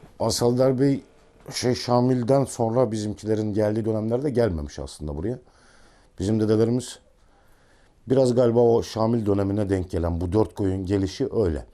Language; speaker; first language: Turkish; native; Turkish